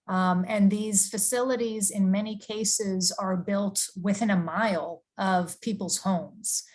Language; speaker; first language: English; native; English